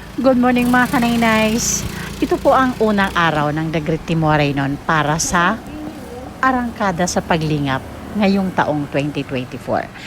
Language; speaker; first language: Filipino; non-native, local second language; Waray